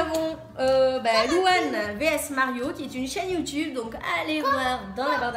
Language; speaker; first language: French; native; French